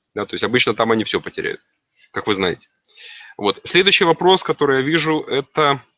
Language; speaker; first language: Russian; native; Russian